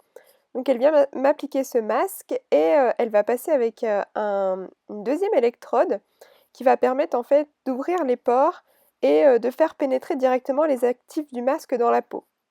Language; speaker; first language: French; native; French